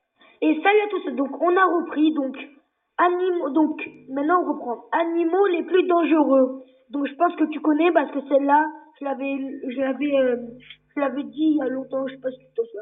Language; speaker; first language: French; native; French